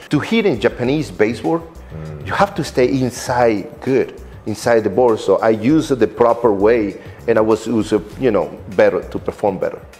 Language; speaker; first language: English; non-native, fluent; Spanish